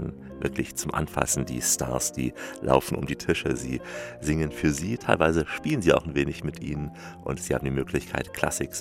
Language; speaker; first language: German; native; German